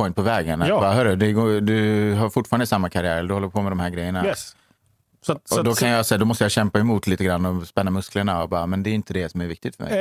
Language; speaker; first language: Swedish; native; Swedish